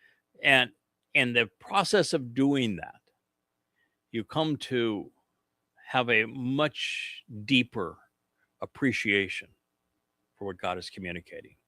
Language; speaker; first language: English; native; English